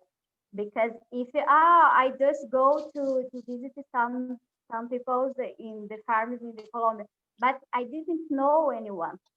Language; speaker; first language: English; non-native, learner; Portuguese